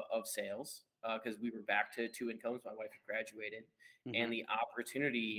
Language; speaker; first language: English; native; English